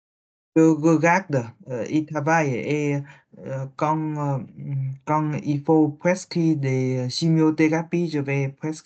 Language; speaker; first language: French; non-native, learner; Vietnamese